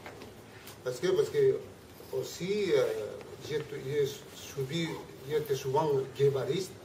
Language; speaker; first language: French; non-native, learner; Spanish